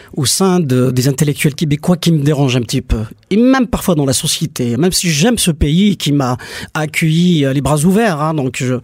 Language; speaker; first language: French; non-native, local second language; Kabyle